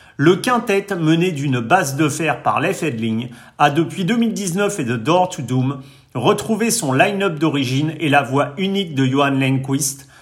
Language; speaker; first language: French; native; French